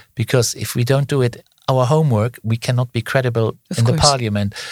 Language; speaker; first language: English; non-native, fluent; Luxembourgish